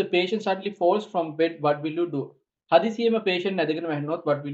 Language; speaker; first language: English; non-native, fluent; Sinhala